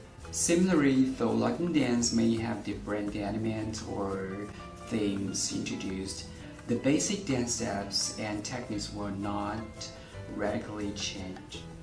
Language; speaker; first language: English; non-native, fluent; Chinese